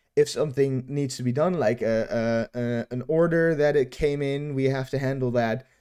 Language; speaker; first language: English; non-native, fluent; Dutch